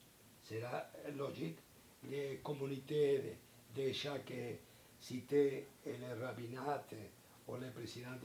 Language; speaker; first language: French; non-native, learner; Spanish